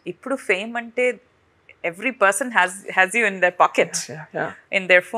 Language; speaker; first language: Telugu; non-native, fluent; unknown